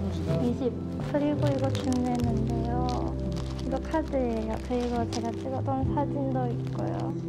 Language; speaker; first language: Korean; non-native, fluent; Cantonese